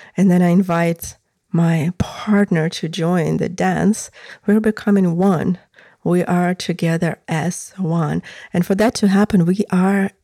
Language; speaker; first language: English; non-native, fluent; Russian